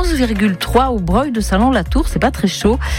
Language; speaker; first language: French; native; French